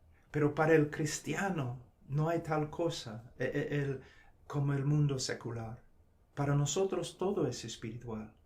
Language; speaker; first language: Spanish; non-native, fluent; English